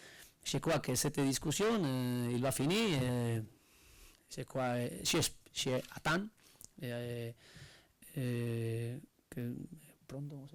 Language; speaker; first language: French; non-native, learner; Spanish